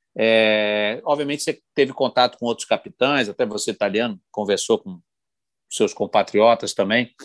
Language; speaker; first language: Portuguese; native; Portuguese